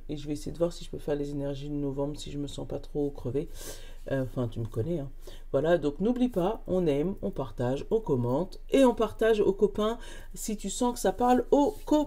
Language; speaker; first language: French; native; French